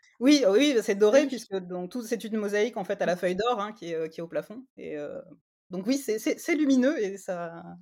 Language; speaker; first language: French; native; French